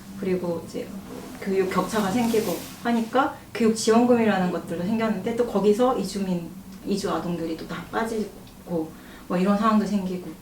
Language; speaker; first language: Korean; native; Korean